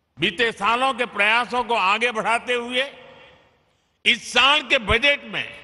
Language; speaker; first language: Hindi; non-native, local second language; Gujarati